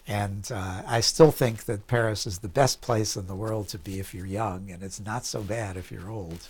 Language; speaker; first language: English; native; English